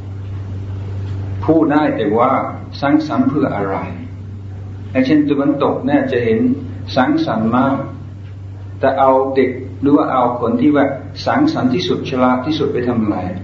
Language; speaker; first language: Thai; non-native, fluent; English